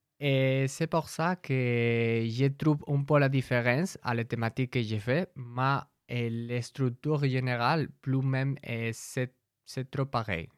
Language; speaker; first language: French; non-native, learner; Spanish